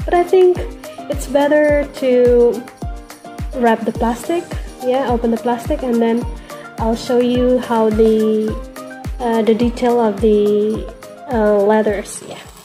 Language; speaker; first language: English; non-native, fluent; Indonesian